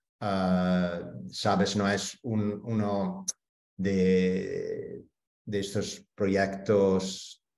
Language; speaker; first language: Spanish; non-native, fluent; Italian